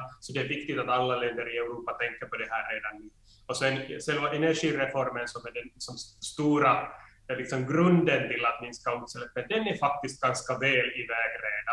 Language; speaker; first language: Swedish; non-native, fluent; Finnish